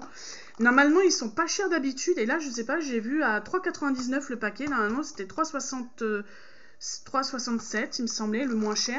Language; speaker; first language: French; native; French